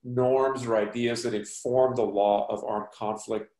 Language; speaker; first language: English; native; English